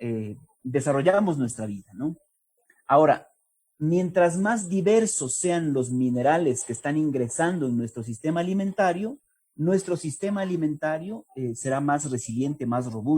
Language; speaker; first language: Spanish; native; Spanish